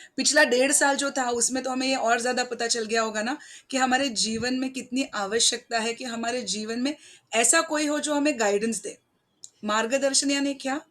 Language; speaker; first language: Hindi; non-native, local second language; Marathi